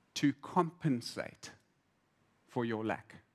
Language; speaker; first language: English; native; English